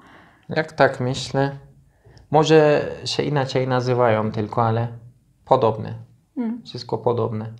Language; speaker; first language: Polish; non-native, learner; Turkish